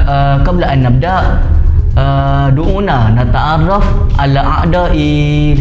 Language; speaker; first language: Arabic; non-native, learner; Malay